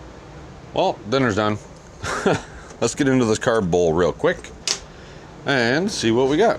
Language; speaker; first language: English; native; English